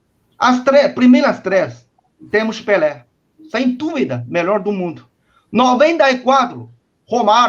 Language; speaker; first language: Portuguese; non-native, fluent; Chinese